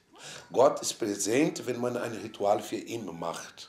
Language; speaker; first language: German; non-native, fluent; Portuguese